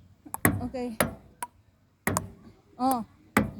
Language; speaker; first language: English; non-native, local second language; Filipino